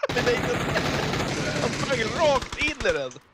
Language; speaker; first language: Swedish; native; Swedish